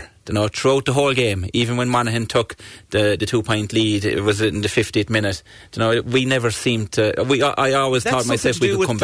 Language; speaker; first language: English; native; English